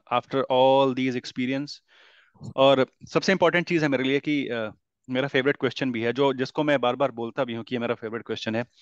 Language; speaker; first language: Hindi; native; Hindi